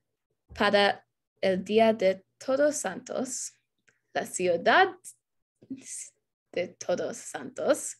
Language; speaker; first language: Spanish; non-native, learner; English